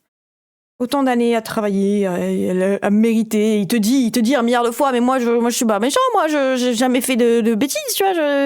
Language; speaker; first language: French; native; French